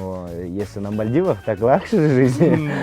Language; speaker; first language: Russian; native; Russian